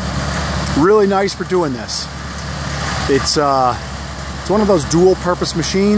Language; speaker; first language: English; native; English